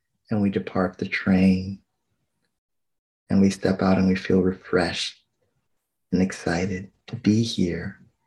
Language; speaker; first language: English; native; English